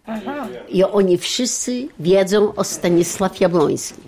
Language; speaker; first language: Polish; non-native, local second language; Yiddish